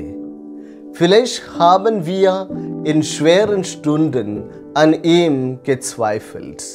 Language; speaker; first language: German; non-native, fluent; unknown